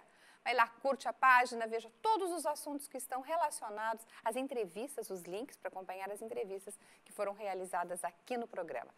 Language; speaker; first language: Portuguese; native; Portuguese